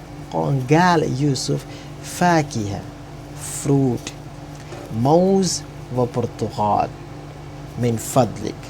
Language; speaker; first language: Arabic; non-native, fluent; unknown